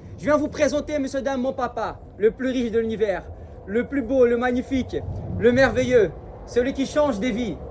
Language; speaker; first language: French; early bilingual, other home language; Portuguese